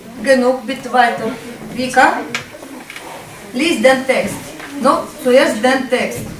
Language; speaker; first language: German; non-native, fluent; Russian